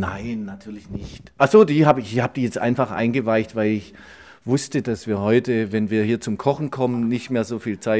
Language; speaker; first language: German; native; German